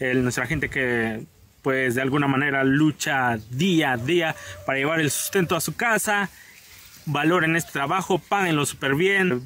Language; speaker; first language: Spanish; non-native, local second language; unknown